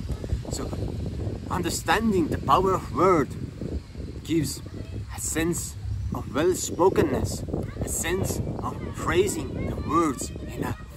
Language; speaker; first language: English; non-native, fluent; Estonian